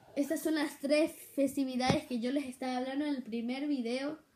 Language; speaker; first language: Spanish; native; Spanish